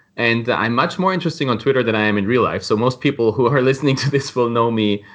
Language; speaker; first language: English; non-native, fluent; German